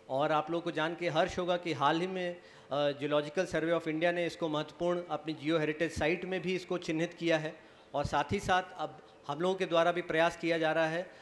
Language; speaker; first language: Hindi; native; Hindi